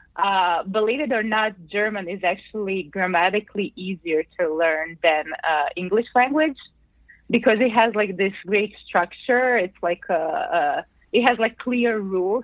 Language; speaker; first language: English; non-native, fluent; Croatian